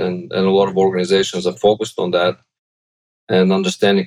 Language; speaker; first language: English; non-native, fluent; Bulgarian